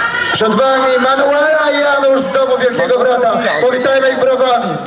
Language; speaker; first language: Polish; native; Polish